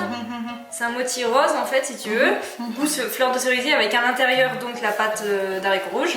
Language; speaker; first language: French; native; French